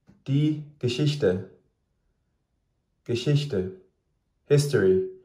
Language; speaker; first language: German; non-native, fluent; English